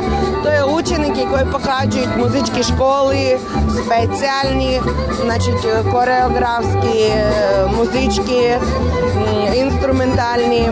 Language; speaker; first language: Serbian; non-native, fluent; Russian